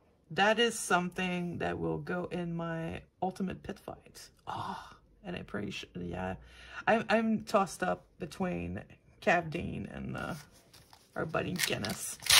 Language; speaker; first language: English; non-native, local second language; French